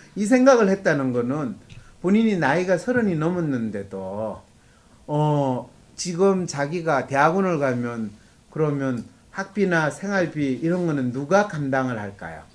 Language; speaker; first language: Korean; native; Korean